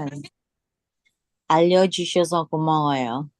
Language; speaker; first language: Korean; non-native, learner; English